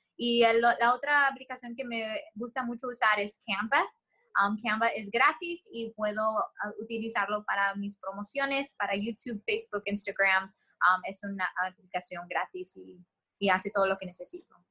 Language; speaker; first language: Spanish; early bilingual, heritage; Spanish